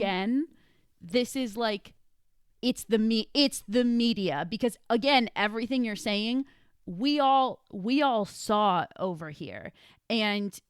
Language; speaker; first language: English; native; English